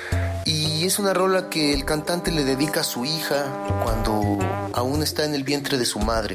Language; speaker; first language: Spanish; native; Spanish